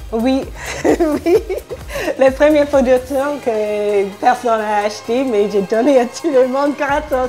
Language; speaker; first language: French; non-native, fluent; English